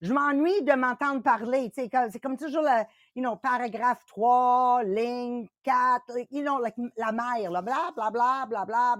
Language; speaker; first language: French; native; French